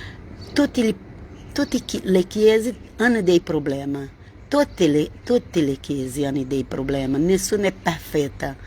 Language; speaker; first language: Italian; non-native, learner; Portuguese